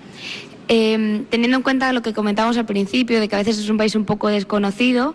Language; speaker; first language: Spanish; native; Spanish